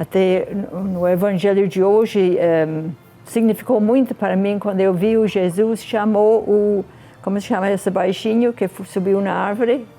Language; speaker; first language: Portuguese; non-native, fluent; English